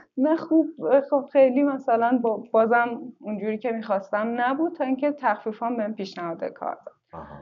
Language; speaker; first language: Persian; native; Persian